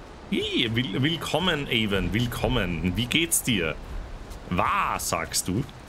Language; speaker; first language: German; native; German